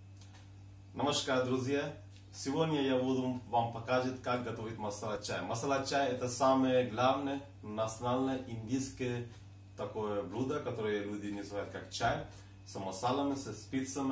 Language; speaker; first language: Russian; non-native, fluent; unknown